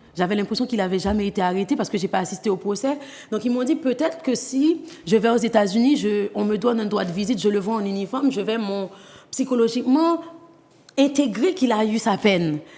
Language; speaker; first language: French; non-native, local second language; Haitian Creole